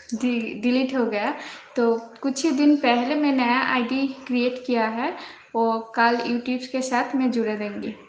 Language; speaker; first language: Hindi; non-native, local second language; Bangla